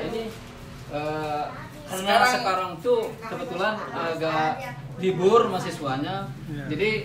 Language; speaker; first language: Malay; non-native, local second language; Minangkabau